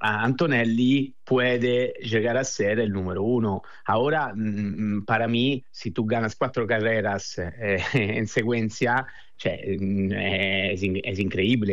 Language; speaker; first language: Spanish; non-native, fluent; Italian